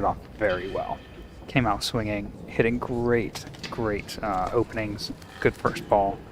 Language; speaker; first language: English; native; English